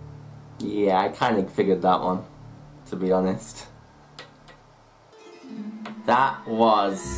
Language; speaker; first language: English; native; English